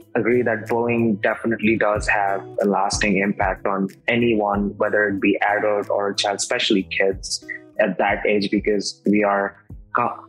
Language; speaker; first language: English; non-native, local second language; Hindi